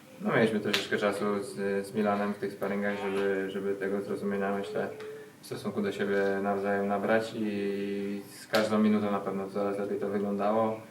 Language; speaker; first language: Polish; native; Polish